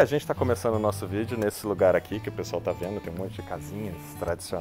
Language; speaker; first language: Portuguese; native; Portuguese